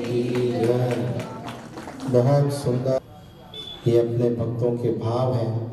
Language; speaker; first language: Hindi; native; Hindi